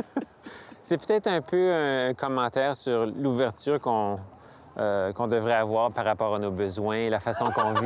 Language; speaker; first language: French; native; French